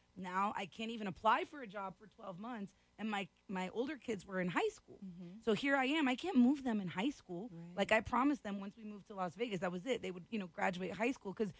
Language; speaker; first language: English; native; English